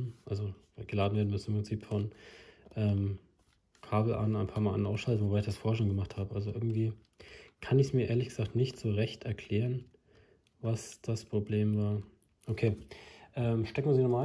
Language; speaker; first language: German; native; German